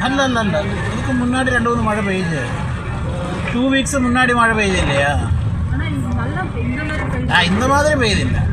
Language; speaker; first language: Tamil; non-native, local second language; Malayalam